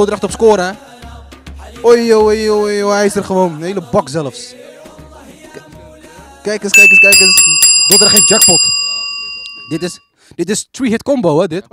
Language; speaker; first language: Dutch; early bilingual, other home language; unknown